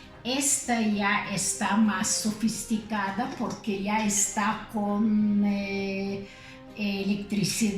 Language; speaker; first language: Spanish; non-native, fluent; Lithuanian